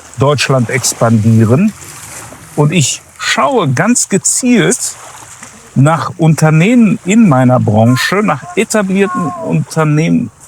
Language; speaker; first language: German; early bilingual, other home language; Croatian